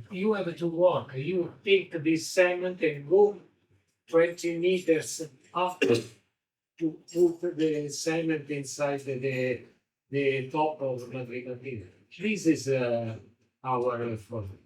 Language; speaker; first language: English; non-native, learner; Italian